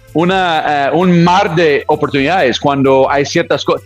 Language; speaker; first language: Spanish; non-native, fluent; English